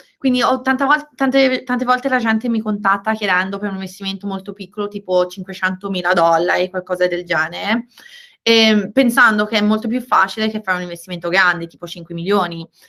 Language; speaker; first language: Italian; native; Italian